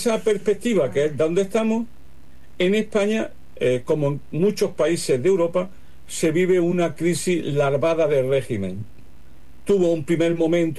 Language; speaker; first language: Spanish; native; Spanish